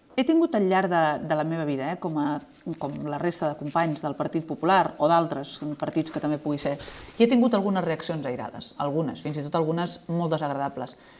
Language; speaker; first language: Catalan; native; Catalan